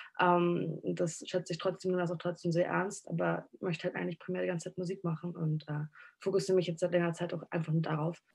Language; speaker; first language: German; native; German